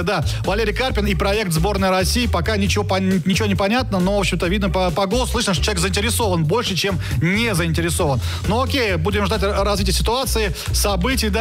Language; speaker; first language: Russian; native; Russian